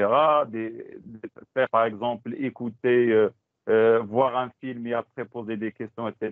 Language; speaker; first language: French; non-native, local second language; Tachelhit